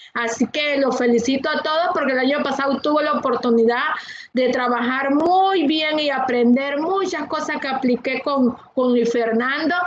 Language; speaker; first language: Spanish; native; Spanish